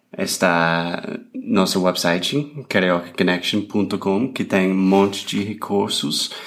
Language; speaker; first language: Portuguese; non-native, fluent; English